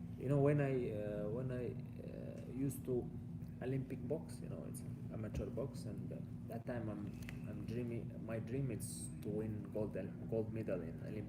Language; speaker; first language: English; non-native, learner; Russian